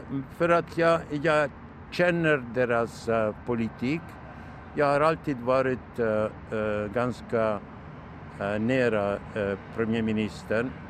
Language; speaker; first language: Swedish; non-native, fluent; Turkish